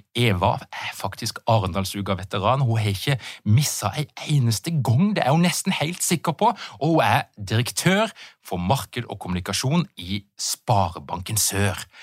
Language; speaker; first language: Norwegian; native; Norwegian